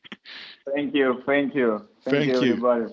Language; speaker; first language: English; non-native, learner; Russian